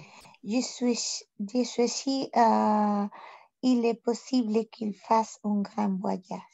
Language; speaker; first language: French; non-native, learner; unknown